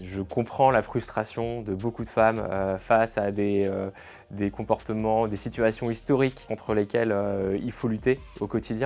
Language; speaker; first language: French; native; French